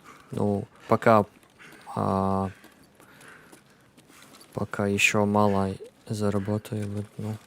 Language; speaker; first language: Russian; non-native, learner; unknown